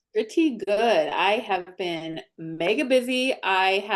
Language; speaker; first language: English; native; English